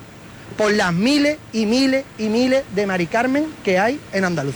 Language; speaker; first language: Spanish; native; Spanish